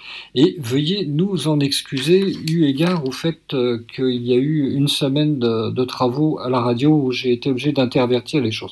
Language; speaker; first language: French; native; French